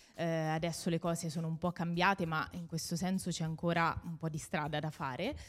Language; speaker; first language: Italian; native; Italian